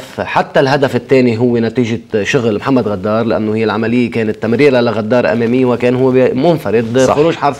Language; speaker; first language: Arabic; native; Arabic